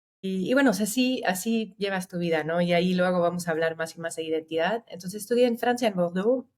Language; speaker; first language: Spanish; non-native, fluent; German